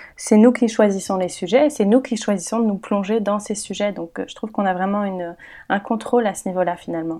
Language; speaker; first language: French; native; French